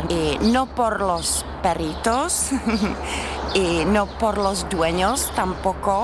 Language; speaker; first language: Spanish; non-native, learner; Czech